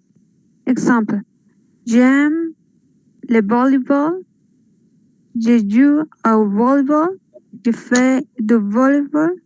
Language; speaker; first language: French; non-native, learner; Spanish